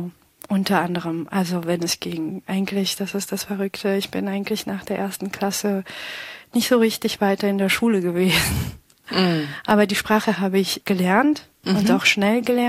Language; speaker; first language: German; early bilingual, other home language; Pashto